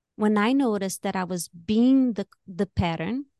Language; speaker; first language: English; non-native, fluent; Portuguese